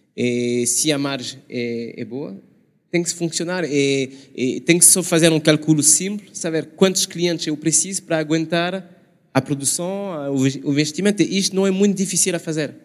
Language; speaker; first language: Portuguese; non-native, learner; French